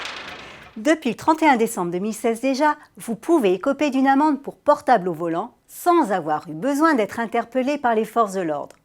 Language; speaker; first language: French; native; French